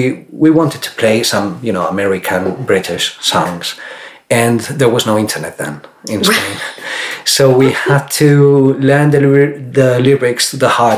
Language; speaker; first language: English; non-native, fluent; Spanish